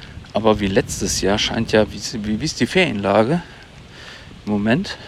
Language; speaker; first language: German; native; German